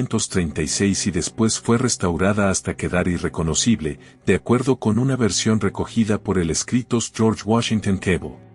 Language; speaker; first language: Spanish; native; Spanish